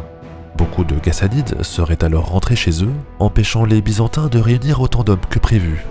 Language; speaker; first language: French; native; French